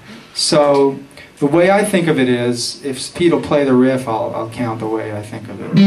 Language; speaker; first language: English; native; English